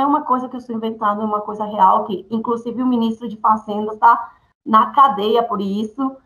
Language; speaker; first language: Portuguese; non-native, fluent; Spanish